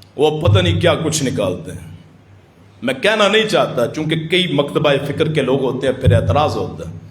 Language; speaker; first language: Urdu; non-native, local second language; Punjabi